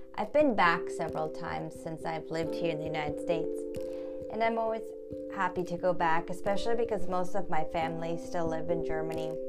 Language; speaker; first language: English; early bilingual, other home language; German